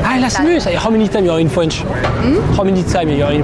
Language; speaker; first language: English; non-native, learner; French